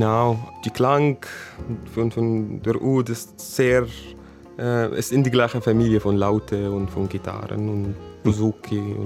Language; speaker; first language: German; non-native, fluent; Arabic